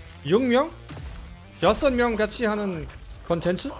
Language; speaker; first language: Korean; non-native, fluent; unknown